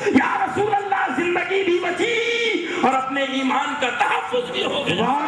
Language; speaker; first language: Urdu; native; Urdu